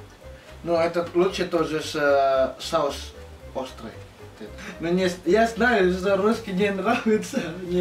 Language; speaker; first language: Russian; non-native, learner; Indonesian